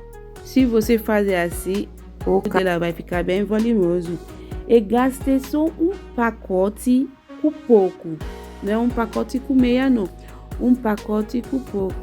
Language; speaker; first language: Portuguese; non-native, learner; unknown